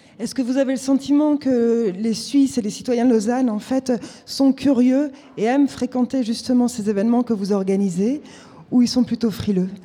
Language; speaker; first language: French; native; French